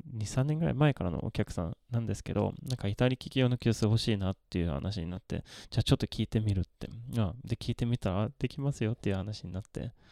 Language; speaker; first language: Japanese; non-native, fluent; Swedish